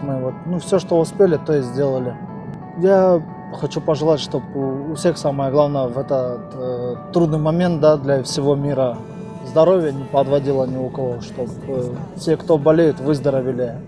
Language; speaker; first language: Russian; native; Russian